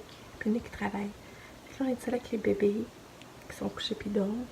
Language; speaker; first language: French; native; French